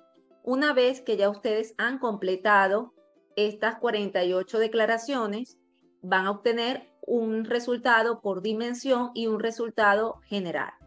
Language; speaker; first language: Spanish; native; Spanish